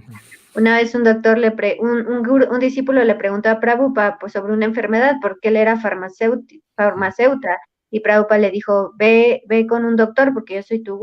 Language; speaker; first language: Spanish; native; Spanish